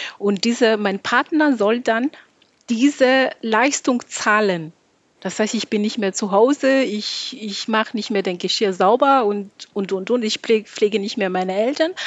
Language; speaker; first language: German; non-native, fluent; Malagasy